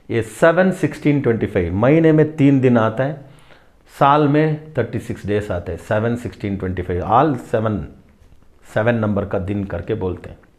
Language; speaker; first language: Hindi; non-native, local second language; Tamil